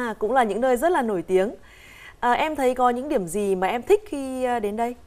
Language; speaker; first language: Vietnamese; native; Vietnamese